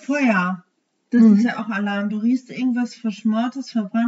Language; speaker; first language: German; native; German